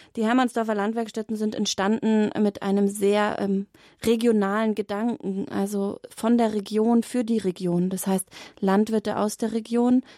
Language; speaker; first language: German; native; German